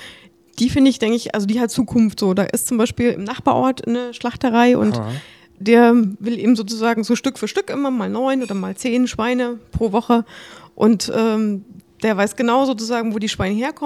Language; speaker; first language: German; native; German